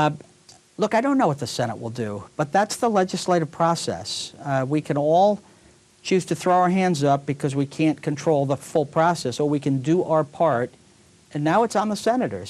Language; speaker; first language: English; native; English